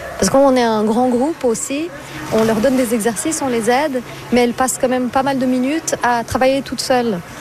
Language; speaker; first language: French; non-native, fluent; Portuguese